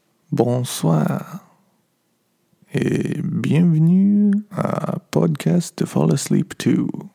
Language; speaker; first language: French; non-native, learner; English